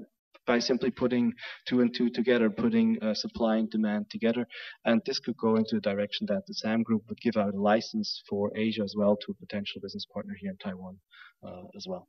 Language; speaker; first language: English; non-native, fluent; German